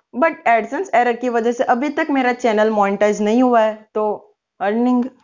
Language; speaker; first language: Hindi; non-native, local second language; Gujarati